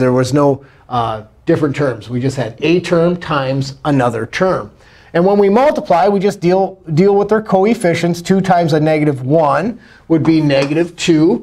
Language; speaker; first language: English; native; English